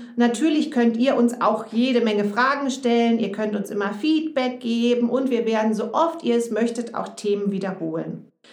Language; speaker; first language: German; native; German